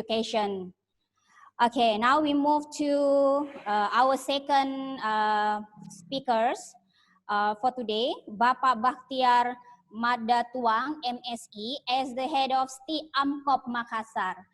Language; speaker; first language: English; non-native, learner; Indonesian